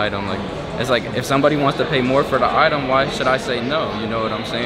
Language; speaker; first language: English; native; English